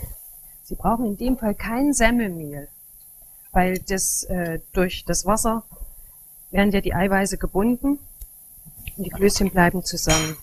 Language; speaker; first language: German; native; German